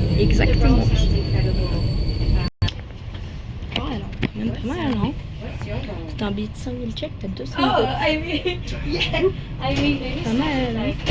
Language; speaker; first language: French; native; French